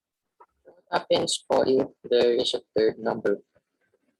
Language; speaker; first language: English; non-native, local second language; Filipino